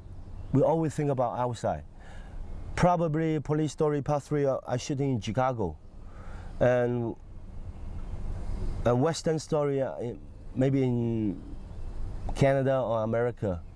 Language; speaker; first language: English; non-native, fluent; Cantonese